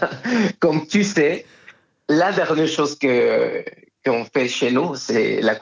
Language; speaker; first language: French; non-native, fluent; Spanish